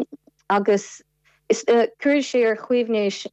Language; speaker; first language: Irish; non-native, fluent; Ukrainian